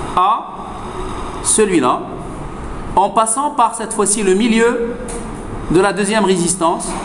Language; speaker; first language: French; non-native, local second language; Arabic